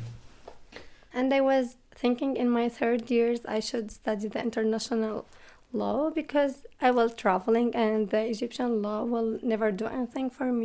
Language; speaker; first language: English; non-native, learner; Arabic